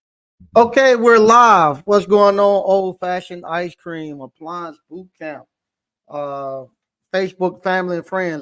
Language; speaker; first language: English; native; English